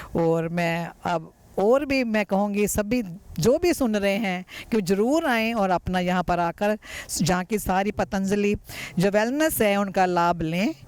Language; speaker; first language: Hindi; native; Hindi